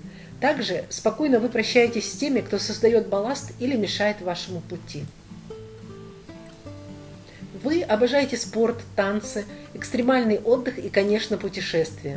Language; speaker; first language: Russian; native; Russian